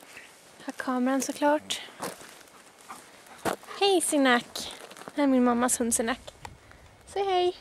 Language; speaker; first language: Swedish; native; Swedish